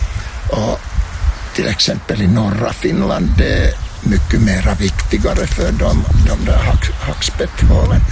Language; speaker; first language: Swedish; non-native, local second language; Finnish